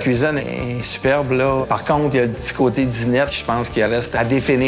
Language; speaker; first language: French; native; French